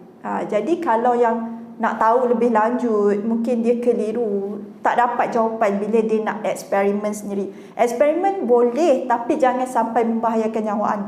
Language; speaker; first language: Malay; native; Malay